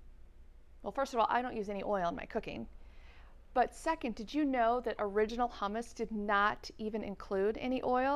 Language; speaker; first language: English; native; English